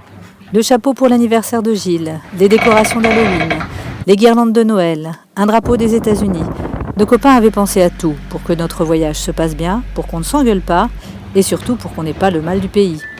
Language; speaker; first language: French; native; French